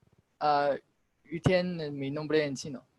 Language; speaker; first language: Spanish; non-native, learner; Chinese